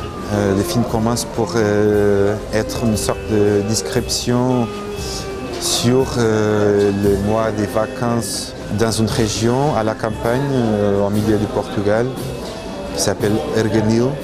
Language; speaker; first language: French; non-native, fluent; Portuguese